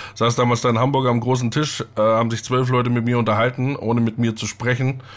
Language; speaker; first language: German; native; German